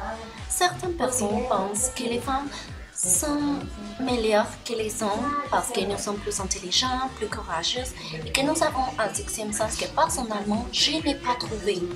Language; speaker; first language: French; non-native, learner; Spanish